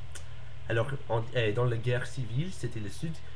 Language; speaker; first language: French; non-native, learner; English